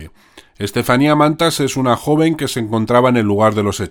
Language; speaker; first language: Spanish; native; Spanish